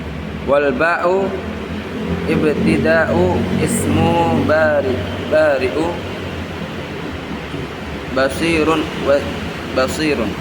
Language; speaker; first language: Arabic; non-native, learner; Indonesian